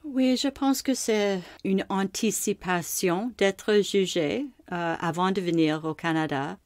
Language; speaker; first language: French; non-native, local second language; English